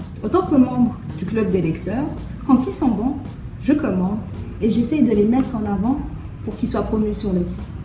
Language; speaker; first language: French; native; French